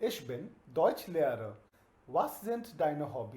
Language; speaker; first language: German; non-native, fluent; Hindi